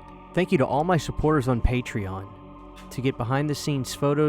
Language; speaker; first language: English; native; English